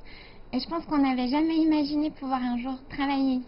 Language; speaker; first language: French; native; French